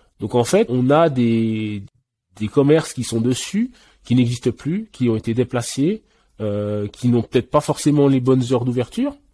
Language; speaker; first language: French; early bilingual, other home language; Haitian Creole